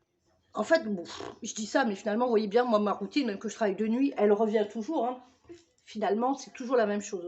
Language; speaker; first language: French; native; French